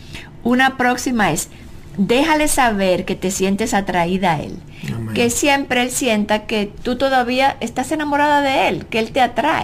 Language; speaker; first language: Spanish; native; Spanish